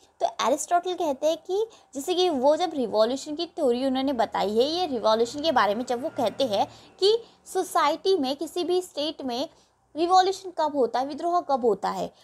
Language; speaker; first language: Hindi; non-native, local second language; Marathi